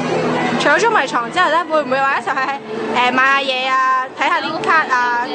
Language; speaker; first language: Cantonese; native; Cantonese